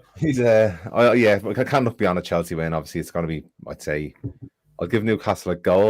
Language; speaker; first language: English; native; English